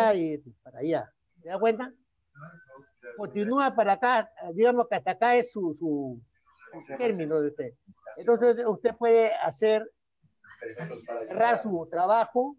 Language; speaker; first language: Spanish; native; Spanish